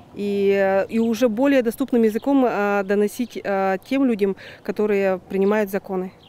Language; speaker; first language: Russian; native; Russian